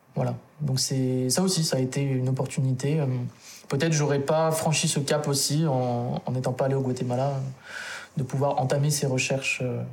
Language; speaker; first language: French; native; French